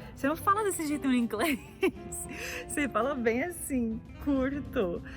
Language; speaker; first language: Portuguese; non-native, fluent; English